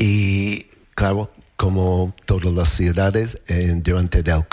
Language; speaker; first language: Spanish; non-native, learner; English